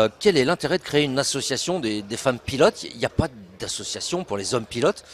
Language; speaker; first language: French; native; French